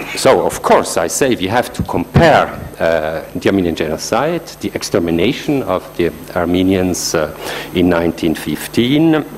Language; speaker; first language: English; non-native, fluent; German